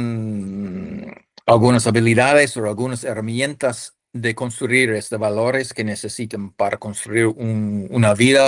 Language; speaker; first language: Spanish; non-native, fluent; English